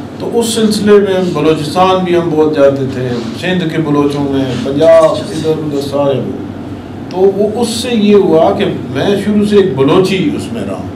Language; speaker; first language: Urdu; non-native, local second language; Saraiki